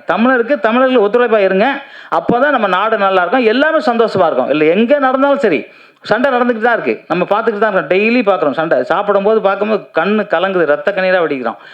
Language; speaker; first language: Tamil; native; Tamil